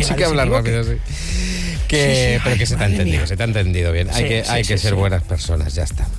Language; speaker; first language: Spanish; native; Spanish